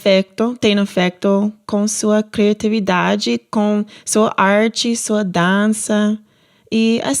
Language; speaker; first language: Portuguese; non-native, learner; English